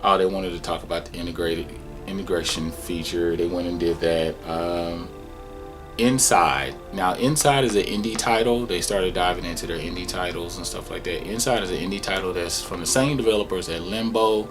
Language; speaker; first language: English; native; English